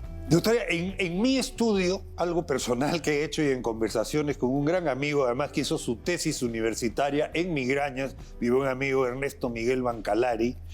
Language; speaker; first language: Spanish; native; Spanish